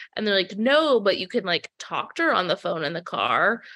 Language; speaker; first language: English; native; English